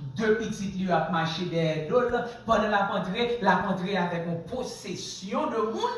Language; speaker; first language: French; non-native, local second language; Haitian Creole